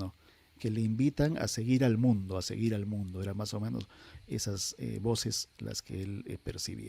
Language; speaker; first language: Spanish; native; Spanish